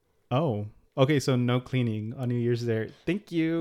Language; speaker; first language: English; early bilingual, other home language; Spanish